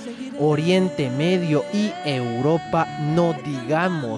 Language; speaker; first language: Spanish; native; Spanish